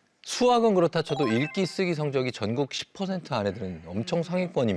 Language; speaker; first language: Korean; native; Korean